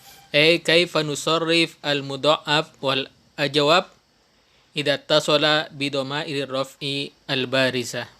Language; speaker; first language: Arabic; non-native, fluent; Indonesian